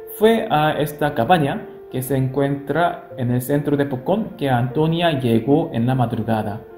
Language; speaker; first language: Spanish; non-native, fluent; Korean